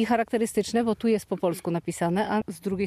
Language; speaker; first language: Polish; native; Polish